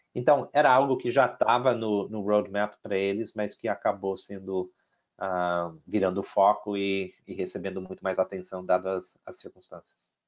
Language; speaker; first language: Portuguese; non-native, fluent; English